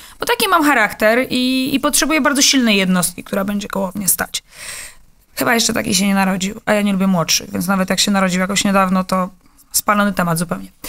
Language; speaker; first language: Polish; native; Polish